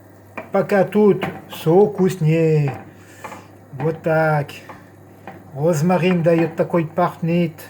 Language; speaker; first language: Russian; non-native, learner; French